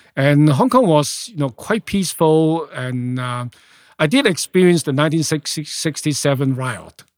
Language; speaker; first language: English; non-native, local second language; Cantonese